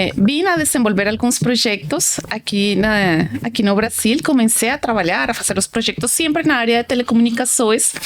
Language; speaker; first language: Portuguese; non-native, fluent; Spanish